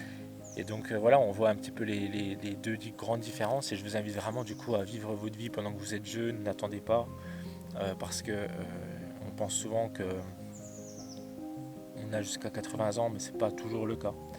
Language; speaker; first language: French; native; French